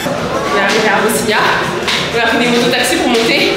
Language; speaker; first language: French; native; French